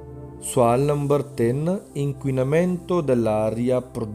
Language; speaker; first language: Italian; non-native, fluent; Punjabi